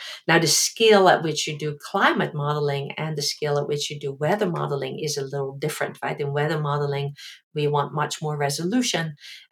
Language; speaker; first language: English; non-native, fluent; Dutch